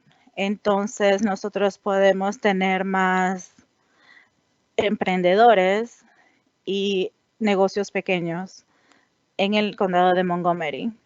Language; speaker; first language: Spanish; non-native, fluent; English